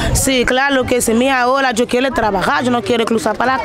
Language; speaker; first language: Spanish; non-native, learner; Haitian Creole